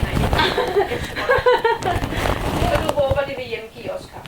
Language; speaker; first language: Danish; native; Danish